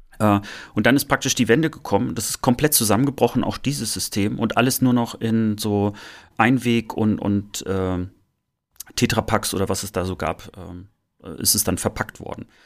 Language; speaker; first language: German; native; German